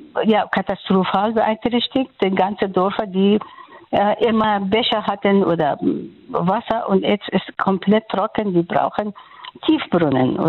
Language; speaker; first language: German; non-native, fluent; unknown